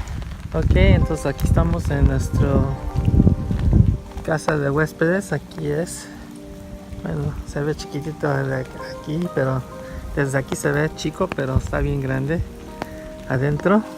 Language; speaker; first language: Spanish; early bilingual, heritage; Spanish